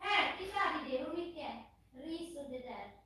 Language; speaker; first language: Swedish; non-native, fluent; Filipino